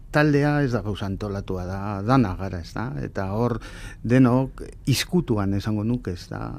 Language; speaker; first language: Basque; native; Basque